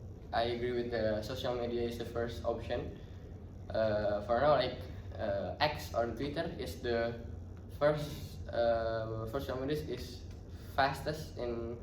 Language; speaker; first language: English; non-native, learner; Indonesian